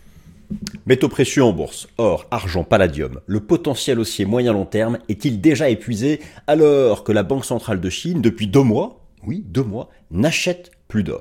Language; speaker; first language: French; native; French